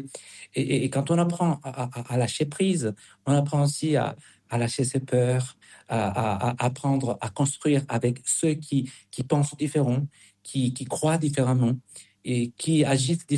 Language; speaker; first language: French; non-native, fluent; Spanish